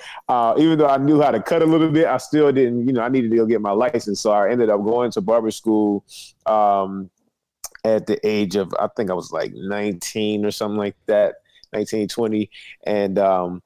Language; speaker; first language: English; native; English